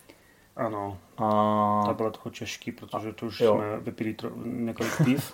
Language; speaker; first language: Czech; non-native, learner; Polish